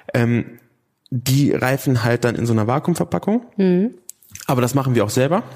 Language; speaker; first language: German; native; German